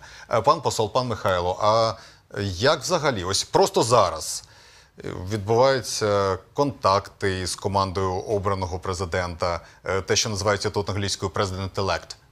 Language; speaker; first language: Ukrainian; native; Ukrainian